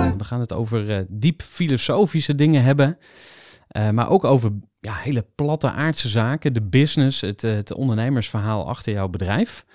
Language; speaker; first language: Dutch; native; Dutch